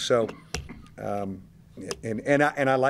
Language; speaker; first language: English; native; English